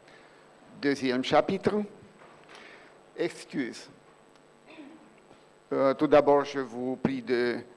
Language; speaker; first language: French; non-native, fluent; Romanian